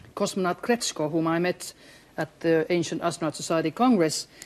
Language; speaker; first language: English; non-native, fluent; Finnish